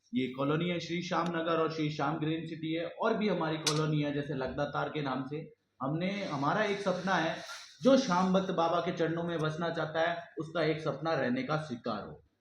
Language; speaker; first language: Hindi; native; Hindi